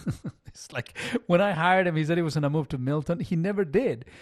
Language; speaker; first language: English; non-native, fluent; Spanish